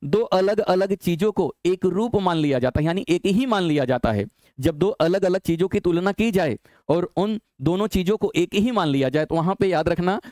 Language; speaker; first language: Hindi; native; Hindi